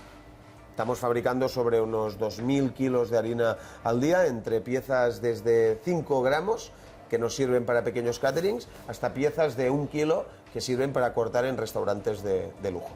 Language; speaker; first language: Spanish; native; Spanish